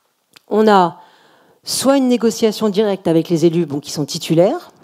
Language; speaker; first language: French; native; French